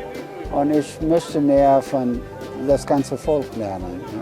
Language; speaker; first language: German; non-native, fluent; English